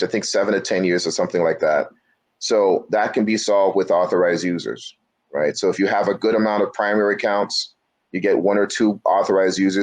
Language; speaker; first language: English; native; English